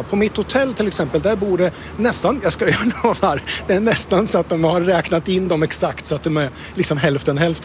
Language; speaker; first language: Swedish; native; Swedish